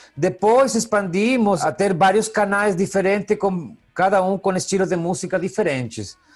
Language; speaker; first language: Portuguese; non-native, fluent; Spanish